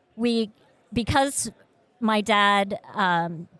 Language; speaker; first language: English; early bilingual, other home language; Vietnamese